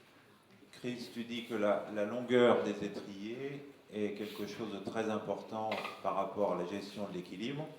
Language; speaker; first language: French; native; French